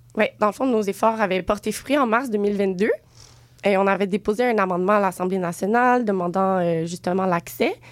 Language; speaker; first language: French; native; French